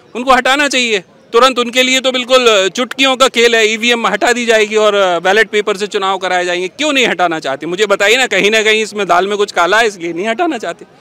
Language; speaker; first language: Hindi; native; Hindi